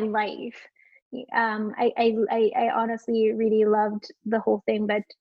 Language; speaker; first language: English; non-native, local second language; Filipino